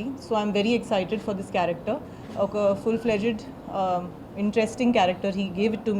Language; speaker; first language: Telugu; non-native, learner; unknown